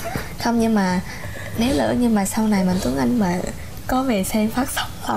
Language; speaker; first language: Vietnamese; native; Vietnamese